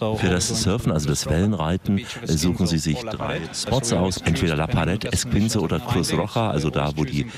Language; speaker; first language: German; native; German